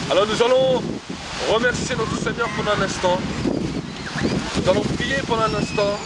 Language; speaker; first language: French; native; French